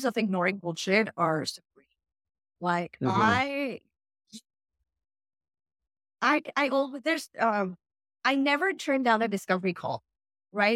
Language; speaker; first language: English; non-native, local second language; Urdu